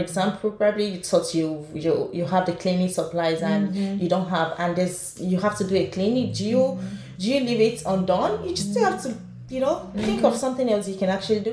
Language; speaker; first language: English; non-native, local second language; Yoruba